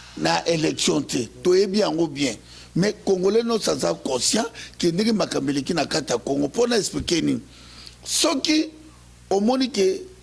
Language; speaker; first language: Lingala; native; Lingala